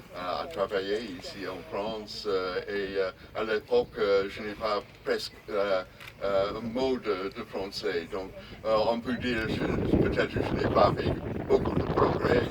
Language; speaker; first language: French; non-native, fluent; English